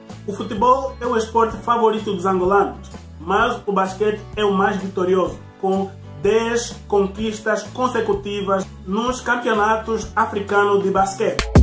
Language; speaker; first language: Portuguese; native; Portuguese